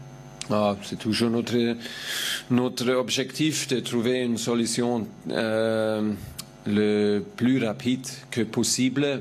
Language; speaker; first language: French; non-native, fluent; German